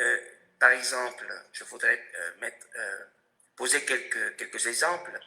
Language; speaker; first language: French; non-native, fluent; Spanish